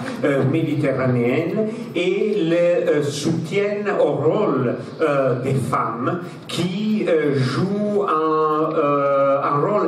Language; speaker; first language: French; non-native, fluent; Italian